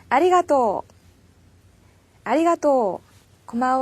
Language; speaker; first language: Japanese; non-native, fluent; Korean